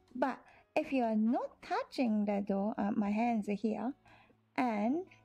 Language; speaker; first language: English; non-native, fluent; Japanese